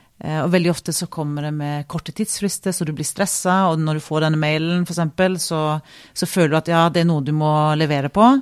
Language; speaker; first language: Norwegian; native; Norwegian